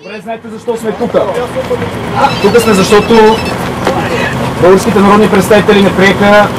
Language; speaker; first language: Bulgarian; native; Bulgarian